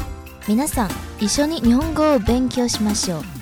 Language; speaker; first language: Japanese; non-native, fluent; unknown